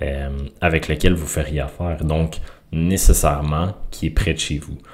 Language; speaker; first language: French; native; French